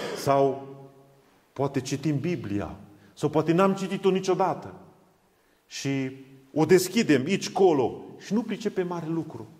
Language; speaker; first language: Romanian; non-native, local second language; Hungarian